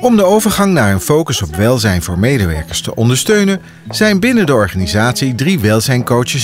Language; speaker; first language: Dutch; native; Dutch